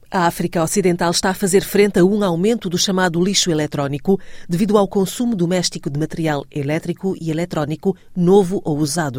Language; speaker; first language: Portuguese; native; Portuguese